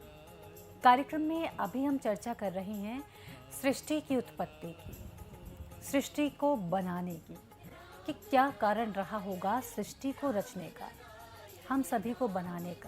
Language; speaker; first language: Hindi; native; Hindi